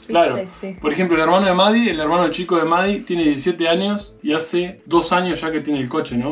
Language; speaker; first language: Spanish; native; Spanish